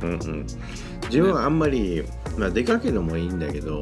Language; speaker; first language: Japanese; native; Japanese